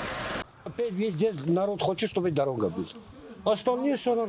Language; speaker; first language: Russian; non-native, fluent; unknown